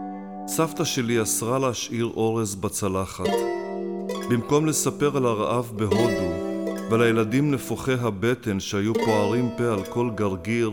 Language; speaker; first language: Hebrew; native; Hebrew